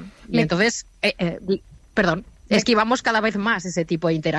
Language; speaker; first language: Spanish; native; Spanish